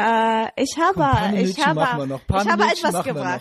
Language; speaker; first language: German; non-native, learner; Arabic